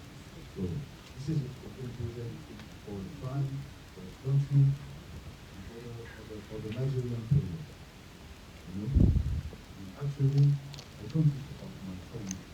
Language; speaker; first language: English; non-native, learner; French